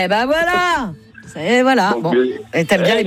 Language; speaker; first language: French; native; French